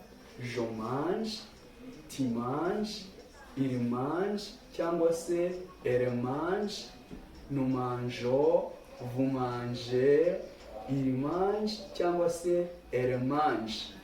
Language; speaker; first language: French; non-native, local second language; Kinyarwanda